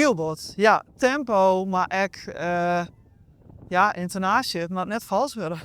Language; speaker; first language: Dutch; non-native, local second language; Western Frisian